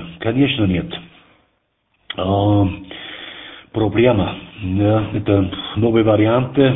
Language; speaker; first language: Russian; non-native, learner; German